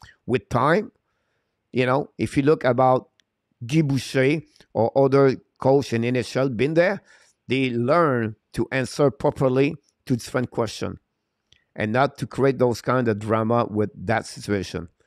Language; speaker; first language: English; non-native, fluent; French